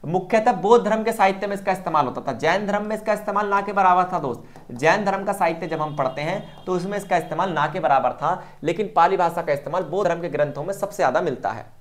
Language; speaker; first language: Hindi; native; Hindi